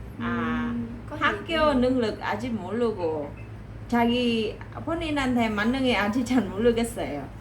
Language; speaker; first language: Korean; non-native, learner; Vietnamese